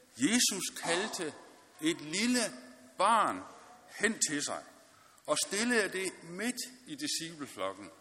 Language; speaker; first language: Danish; native; Danish